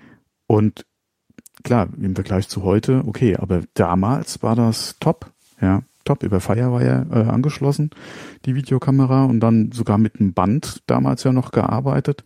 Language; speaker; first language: German; native; German